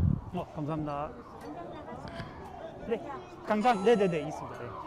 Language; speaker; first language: Korean; non-native, fluent; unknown